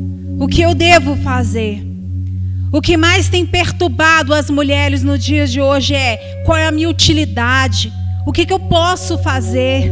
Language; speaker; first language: Portuguese; native; Portuguese